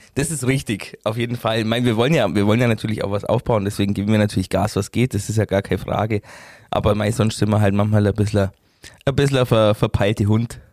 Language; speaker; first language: German; native; German